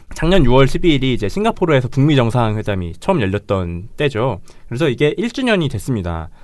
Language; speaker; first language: Korean; native; Korean